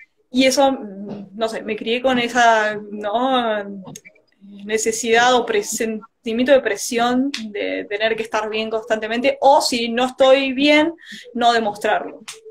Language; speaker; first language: Spanish; native; Spanish